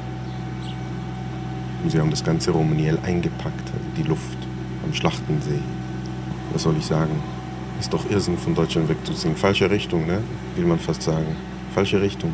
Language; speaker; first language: German; non-native, fluent; Hebrew